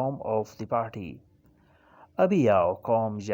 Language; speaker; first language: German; non-native, fluent; Urdu